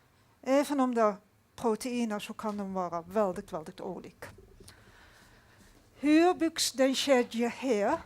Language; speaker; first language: Swedish; non-native, fluent; Dutch